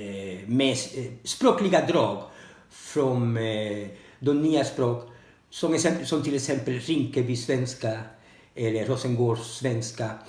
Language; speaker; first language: Swedish; non-native, learner; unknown